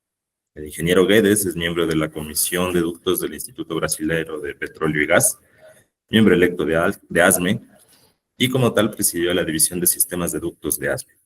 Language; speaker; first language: Spanish; native; Spanish